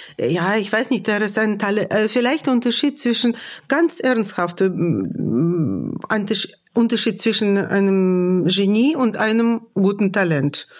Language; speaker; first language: German; non-native, fluent; Russian